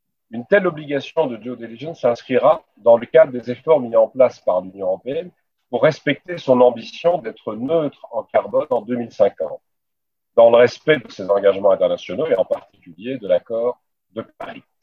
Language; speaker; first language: French; native; French